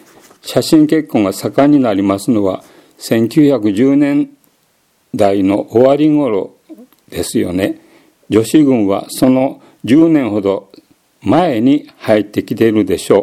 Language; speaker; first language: Japanese; native; Japanese